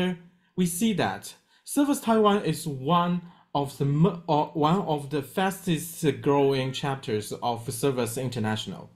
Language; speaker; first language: English; non-native, fluent; Chinese